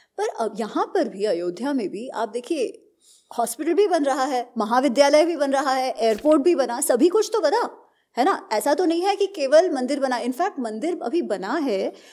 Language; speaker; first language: Hindi; non-native, local second language; Gujarati